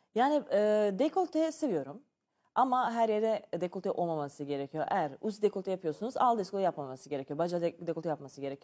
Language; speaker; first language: Turkish; non-native, learner; Serbian